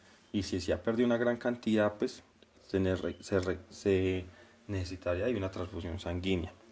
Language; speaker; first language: Spanish; native; Spanish